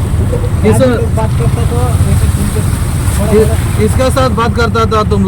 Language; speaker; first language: Hindi; non-native, local second language; Kannada